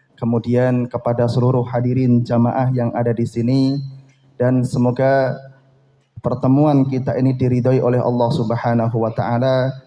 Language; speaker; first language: Indonesian; non-native, local second language; Javanese